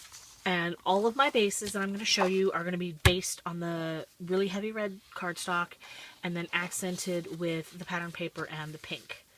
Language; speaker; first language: English; native; English